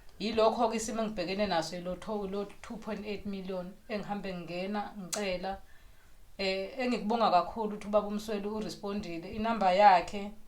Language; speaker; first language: Zulu; native; Zulu